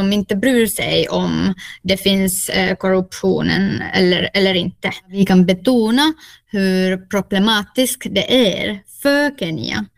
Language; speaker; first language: Swedish; non-native, local second language; Finnish